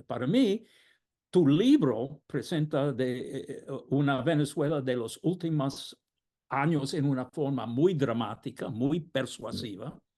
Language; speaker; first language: Spanish; non-native, fluent; English